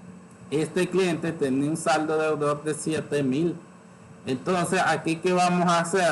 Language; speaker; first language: Spanish; native; Spanish